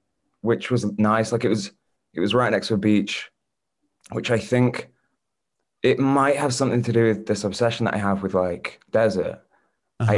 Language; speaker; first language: English; native; English